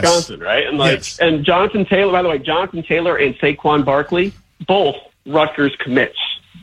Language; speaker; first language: English; native; English